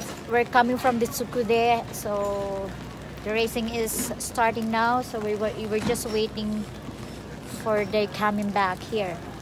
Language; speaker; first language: English; non-native, local second language; Filipino